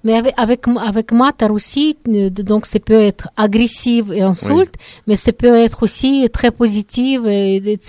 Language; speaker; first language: French; non-native, learner; Russian